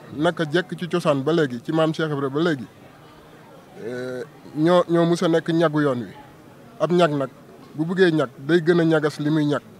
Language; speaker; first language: Wolof; native; Wolof